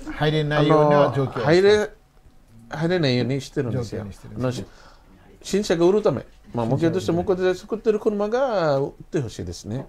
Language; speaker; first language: Japanese; non-native, fluent; Bangla